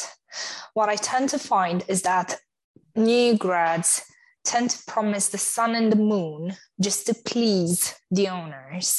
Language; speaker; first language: English; non-native, fluent; Romanian